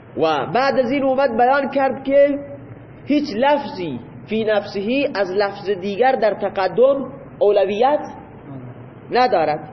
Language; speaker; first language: Persian; non-native, local second language; Baluchi